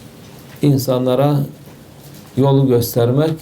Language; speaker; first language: Turkish; native; Turkish